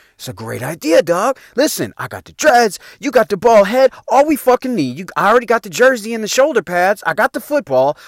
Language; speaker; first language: English; native; English